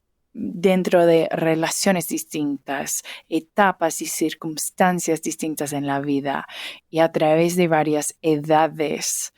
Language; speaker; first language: Spanish; early bilingual, heritage; English